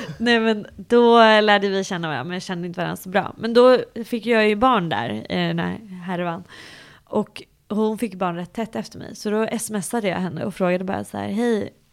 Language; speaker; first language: Swedish; early bilingual, other home language; English